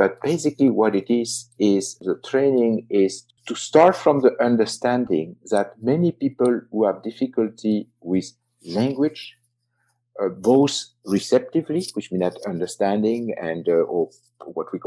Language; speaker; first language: English; non-native, fluent; French